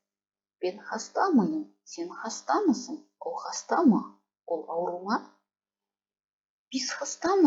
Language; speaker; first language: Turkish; non-native, fluent; Kazakh